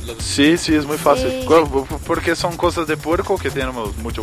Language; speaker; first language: Spanish; non-native, learner; Portuguese